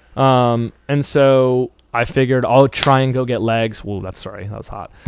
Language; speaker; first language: English; early bilingual, other home language; Persian